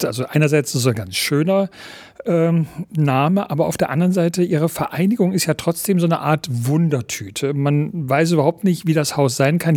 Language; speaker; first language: German; native; German